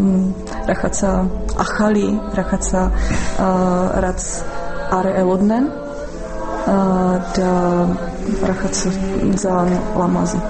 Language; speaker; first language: Georgian; non-native, fluent; Czech